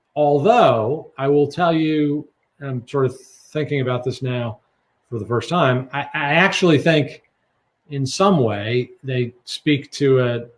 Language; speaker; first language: English; native; English